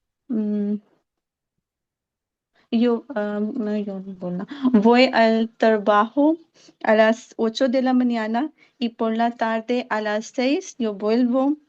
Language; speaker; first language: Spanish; non-native, learner; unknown